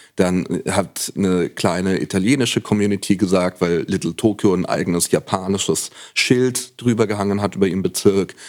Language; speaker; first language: German; native; German